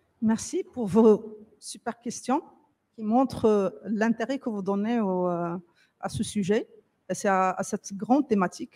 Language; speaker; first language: French; non-native, local second language; Arabic